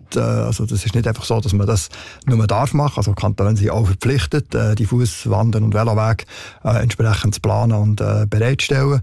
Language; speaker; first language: German; native; German